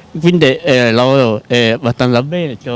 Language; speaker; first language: Italian; non-native, local second language; Sicilian